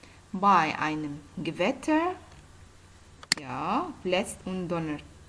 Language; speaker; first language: German; non-native, fluent; Arabic